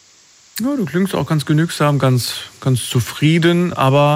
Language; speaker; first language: German; native; German